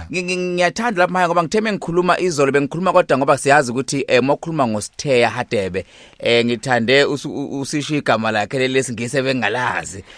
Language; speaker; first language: Zulu; native; Zulu